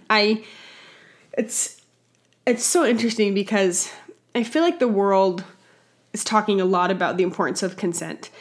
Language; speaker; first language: English; native; English